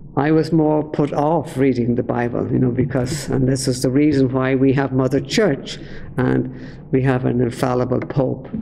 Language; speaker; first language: English; native; English